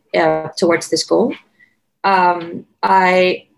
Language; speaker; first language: English; non-native, fluent; Spanish